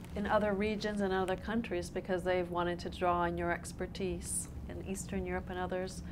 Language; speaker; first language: English; native; English